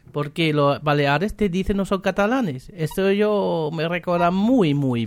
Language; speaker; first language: Spanish; non-native, fluent; German